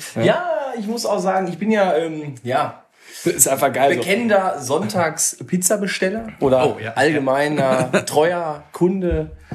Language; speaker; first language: German; native; German